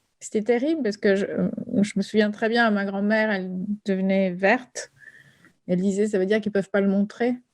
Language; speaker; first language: French; early bilingual, other home language; Spanish